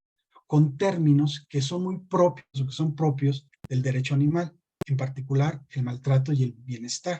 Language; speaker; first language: Spanish; native; Spanish